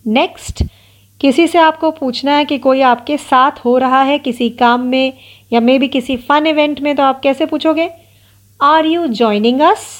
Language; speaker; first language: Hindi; non-native, local second language; Marathi